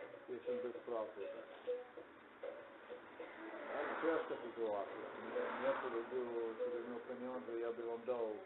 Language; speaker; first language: Polish; non-native, learner; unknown